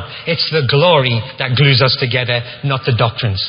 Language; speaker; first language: English; native; English